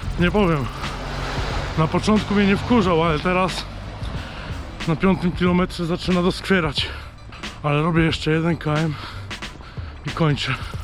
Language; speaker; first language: Polish; native; Polish